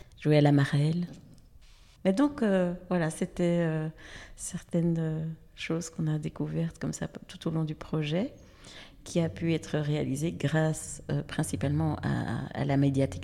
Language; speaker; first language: French; native; French